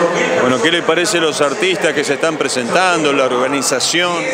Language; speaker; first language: Spanish; native; Spanish